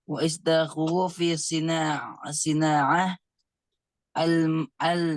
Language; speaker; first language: Arabic; non-native, learner; Indonesian